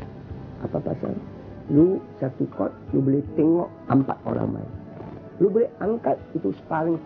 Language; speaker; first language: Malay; non-native, local second language; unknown